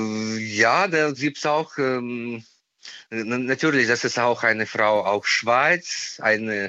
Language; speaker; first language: German; non-native, fluent; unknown